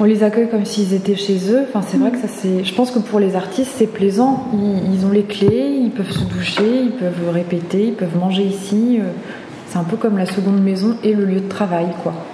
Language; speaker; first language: French; native; French